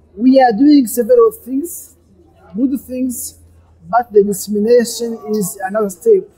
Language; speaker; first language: English; non-native, local second language; Kinyarwanda